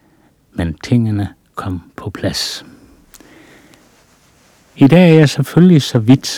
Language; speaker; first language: Danish; native; Danish